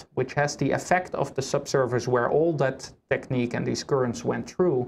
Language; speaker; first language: English; non-native, fluent; Dutch